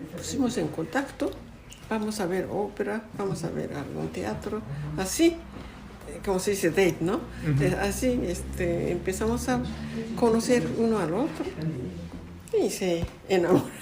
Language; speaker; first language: Spanish; non-native, fluent; Japanese